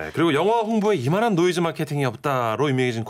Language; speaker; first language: Korean; native; Korean